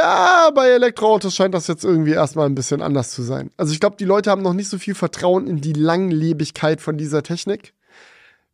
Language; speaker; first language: German; native; German